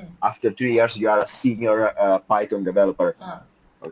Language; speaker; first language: English; non-native, fluent; Italian